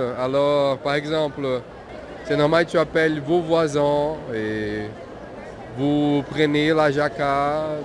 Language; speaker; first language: French; non-native, fluent; Portuguese